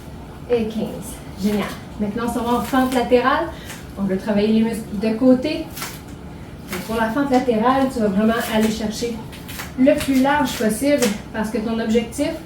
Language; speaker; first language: French; native; French